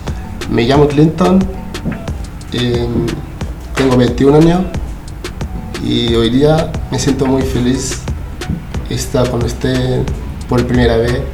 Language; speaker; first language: Spanish; non-native, learner; Haitian Creole